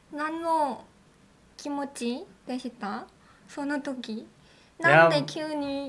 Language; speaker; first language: Japanese; non-native, learner; Korean